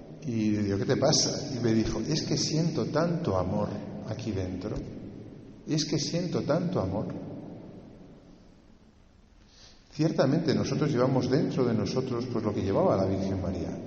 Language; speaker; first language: Spanish; native; Spanish